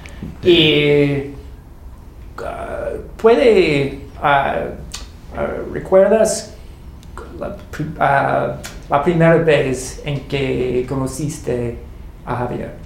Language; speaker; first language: Spanish; non-native, fluent; English